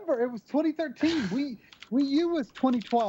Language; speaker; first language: English; native; English